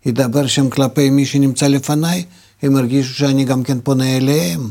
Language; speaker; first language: Hebrew; non-native, fluent; Russian